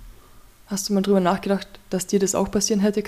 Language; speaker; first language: German; native; German